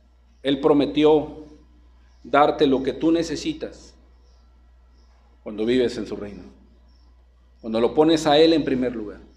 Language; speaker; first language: Spanish; native; Spanish